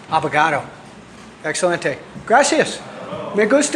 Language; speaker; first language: Spanish; non-native, learner; English